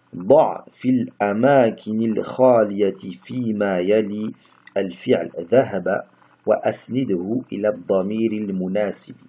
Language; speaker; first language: Arabic; non-native, fluent; French